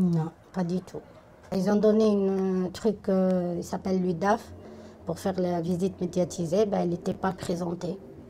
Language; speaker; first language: French; non-native, fluent; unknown